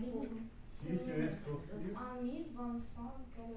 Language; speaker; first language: French; non-native, learner; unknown